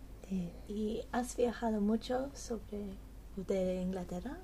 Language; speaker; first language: Spanish; non-native, learner; English